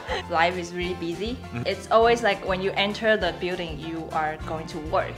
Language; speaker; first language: English; non-native, fluent; Chinese